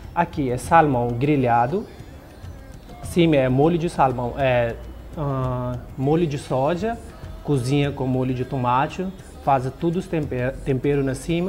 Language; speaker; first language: Portuguese; non-native, learner; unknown